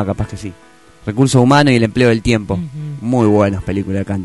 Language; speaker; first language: Spanish; native; Spanish